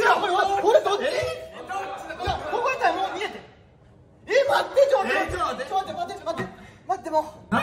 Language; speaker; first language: Japanese; native; Japanese